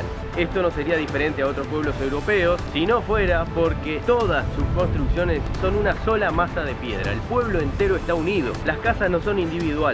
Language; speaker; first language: Spanish; native; Spanish